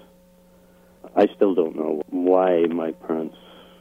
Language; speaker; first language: English; native; English